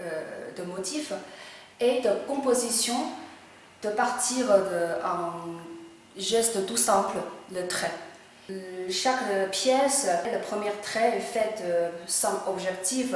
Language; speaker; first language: French; non-native, fluent; Chinese